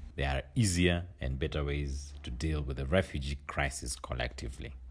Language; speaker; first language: English; non-native, local second language; Kinyarwanda